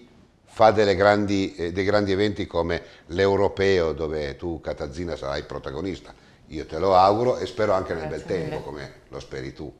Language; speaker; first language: Italian; native; Italian